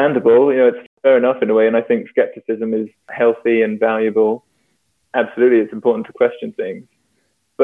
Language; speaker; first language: English; native; English